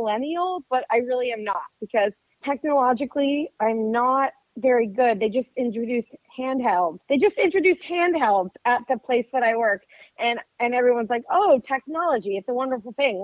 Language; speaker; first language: English; native; English